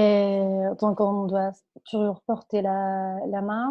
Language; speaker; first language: French; non-native, fluent; Spanish